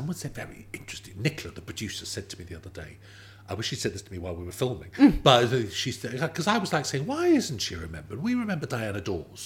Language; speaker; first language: English; native; English